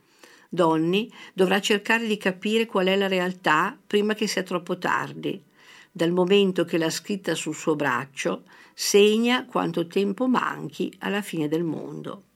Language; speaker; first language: Italian; native; Italian